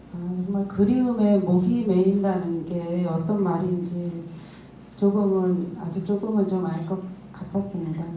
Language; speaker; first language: Korean; native; Korean